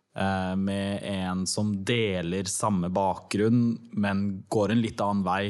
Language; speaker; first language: Norwegian; early bilingual, other home language; Turkish